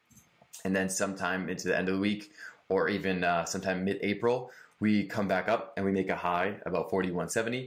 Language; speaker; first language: English; native; English